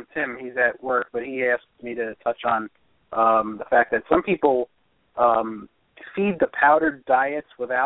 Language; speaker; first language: English; native; English